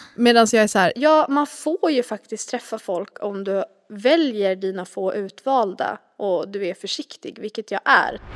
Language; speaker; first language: Swedish; native; Swedish